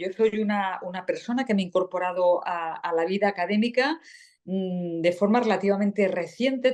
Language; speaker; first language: Spanish; native; Spanish